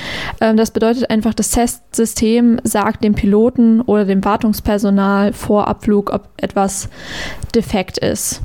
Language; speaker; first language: German; native; German